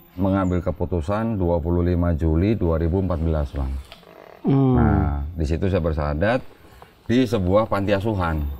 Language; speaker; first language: Indonesian; native; Indonesian